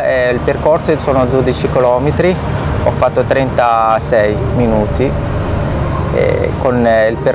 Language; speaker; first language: Italian; non-native, fluent; Arabic